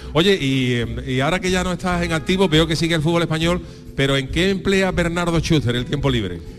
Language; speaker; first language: Spanish; native; Spanish